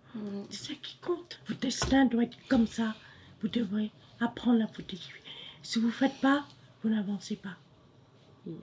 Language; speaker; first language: French; non-native, fluent; Khmer